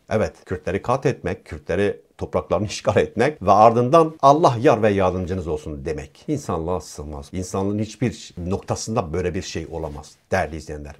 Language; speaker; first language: Turkish; non-native, local second language; Kurdish